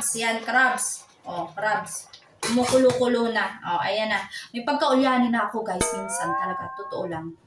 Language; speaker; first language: Filipino; native; Filipino